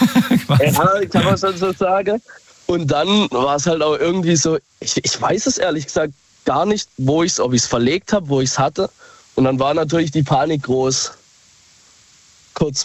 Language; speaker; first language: German; native; German